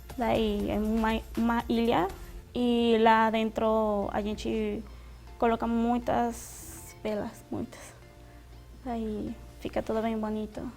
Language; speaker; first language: Portuguese; non-native, fluent; Spanish